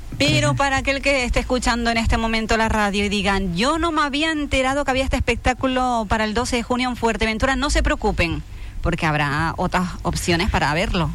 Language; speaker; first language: Spanish; native; Spanish